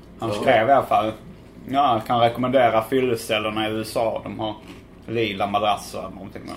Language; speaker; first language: Swedish; native; Swedish